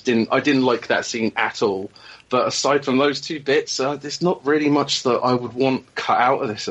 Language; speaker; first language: English; native; English